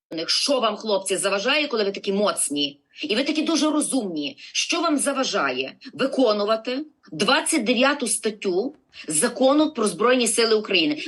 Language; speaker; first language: Ukrainian; native; Ukrainian